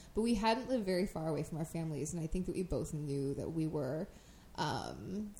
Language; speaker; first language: English; native; English